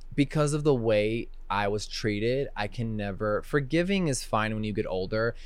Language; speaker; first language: English; native; English